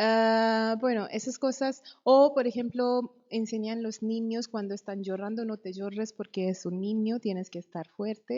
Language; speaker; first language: Spanish; non-native, fluent; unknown